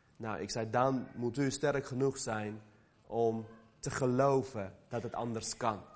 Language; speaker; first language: Dutch; early bilingual, other home language; Armenian